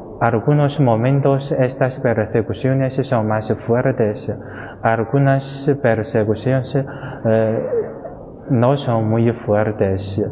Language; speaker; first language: Spanish; non-native, fluent; Chinese